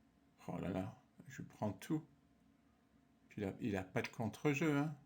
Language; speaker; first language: French; native; French